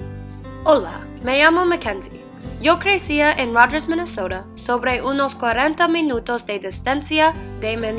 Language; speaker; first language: Spanish; non-native, learner; English